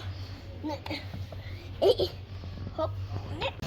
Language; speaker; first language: Swedish; early bilingual, other home language; Bangla